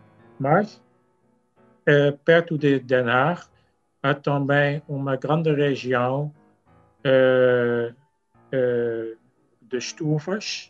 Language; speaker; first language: Portuguese; non-native, fluent; Dutch